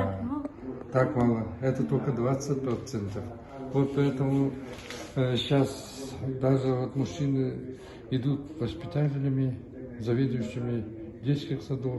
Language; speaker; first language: Russian; non-native, local second language; Yakut